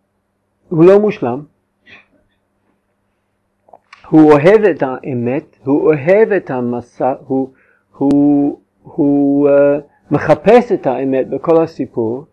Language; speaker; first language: Hebrew; non-native, fluent; English